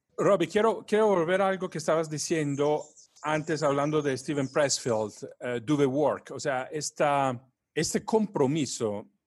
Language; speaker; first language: Spanish; non-native, fluent; Italian